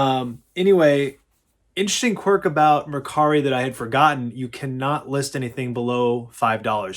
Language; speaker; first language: English; native; English